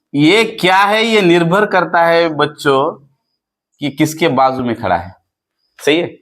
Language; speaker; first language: Hindi; non-native, local second language; Marathi